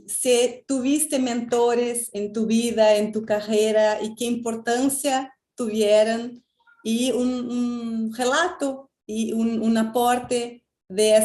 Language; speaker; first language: Spanish; non-native, fluent; Portuguese